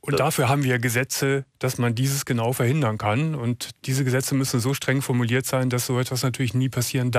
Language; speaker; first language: German; native; German